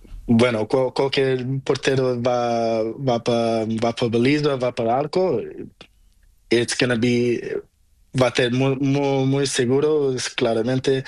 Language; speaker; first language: Spanish; non-native, learner; Portuguese